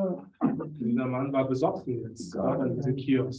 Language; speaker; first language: German; native; German